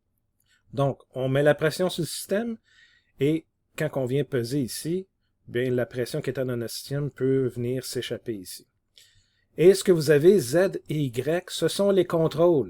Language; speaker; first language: French; native; French